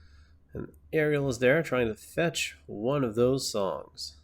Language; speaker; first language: English; native; English